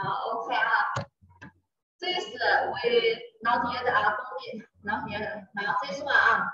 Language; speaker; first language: English; non-native, learner; Chinese